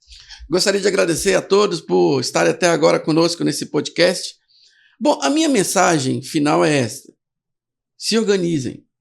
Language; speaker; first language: Portuguese; native; Portuguese